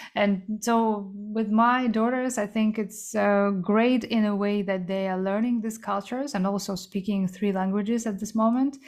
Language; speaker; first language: English; early bilingual, other home language; Korean